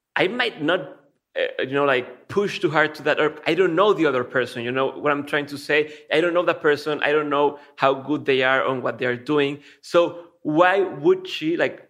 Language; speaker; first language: English; non-native, fluent; Spanish